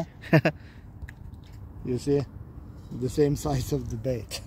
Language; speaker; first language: English; non-native, fluent; Swedish